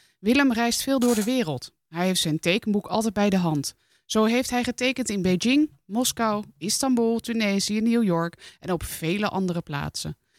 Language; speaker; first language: Dutch; native; Dutch